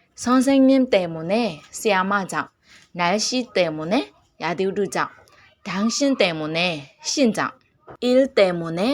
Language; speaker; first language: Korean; non-native, fluent; Burmese